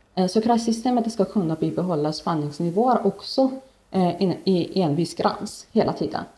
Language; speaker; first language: Swedish; non-native, fluent; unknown